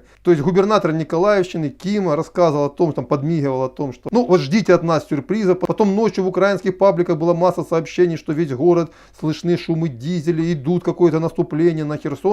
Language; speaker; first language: Russian; native; Russian